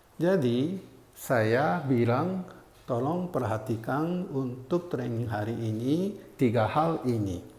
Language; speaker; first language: Indonesian; non-native, fluent; Japanese